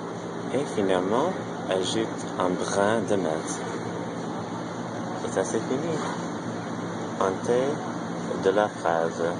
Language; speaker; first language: French; non-native, learner; English